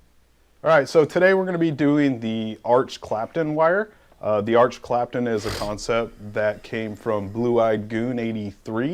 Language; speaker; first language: English; native; English